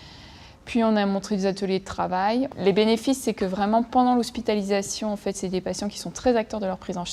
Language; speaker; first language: French; native; French